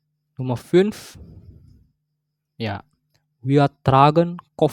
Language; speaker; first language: German; non-native, learner; Indonesian